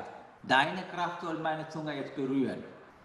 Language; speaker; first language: German; non-native, fluent; Sinhala